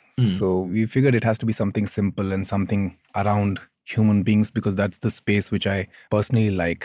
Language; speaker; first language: English; non-native, local second language; Hindi